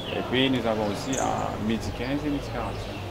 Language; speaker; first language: French; non-native, local second language; Morisyen